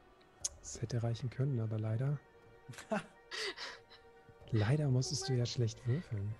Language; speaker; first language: German; native; German